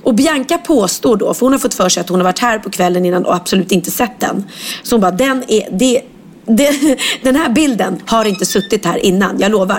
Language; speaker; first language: Swedish; native; Swedish